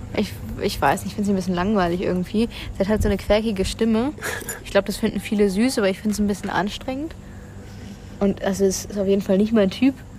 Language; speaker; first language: German; native; German